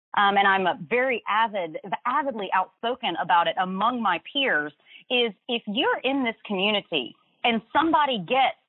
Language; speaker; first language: English; native; English